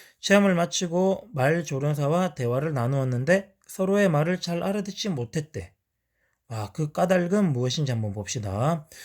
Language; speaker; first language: Korean; native; Korean